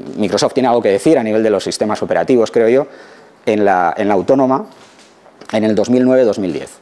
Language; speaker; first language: Spanish; native; Spanish